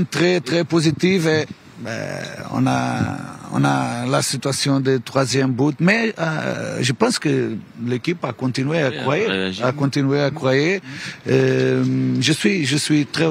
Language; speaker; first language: French; non-native, learner; Portuguese